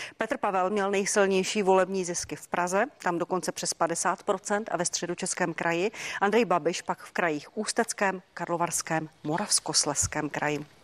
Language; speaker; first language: Czech; native; Czech